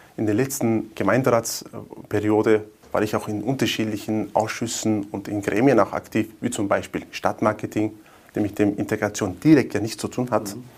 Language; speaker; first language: German; native; German